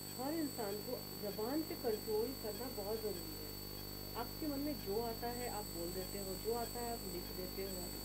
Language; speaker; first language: Hindi; non-native, local second language; Bangla